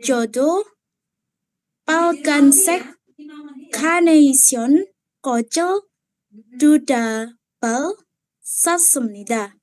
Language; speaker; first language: Korean; non-native, learner; Indonesian